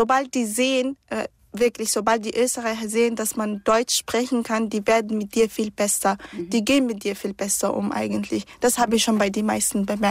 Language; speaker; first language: German; early bilingual, other home language; Arabic